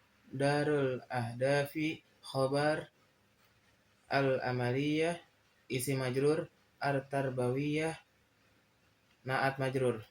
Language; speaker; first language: Arabic; non-native, learner; Indonesian